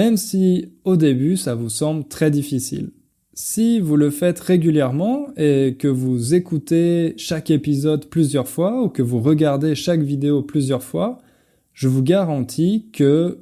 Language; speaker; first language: French; native; French